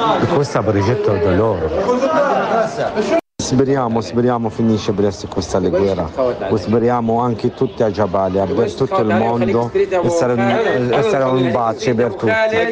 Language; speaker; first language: Italian; non-native, learner; Arabic